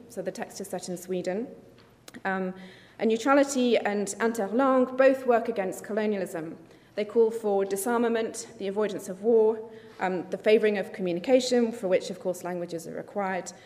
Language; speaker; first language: English; native; English